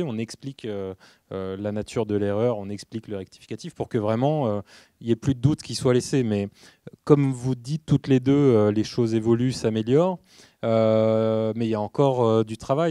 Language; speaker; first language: French; native; French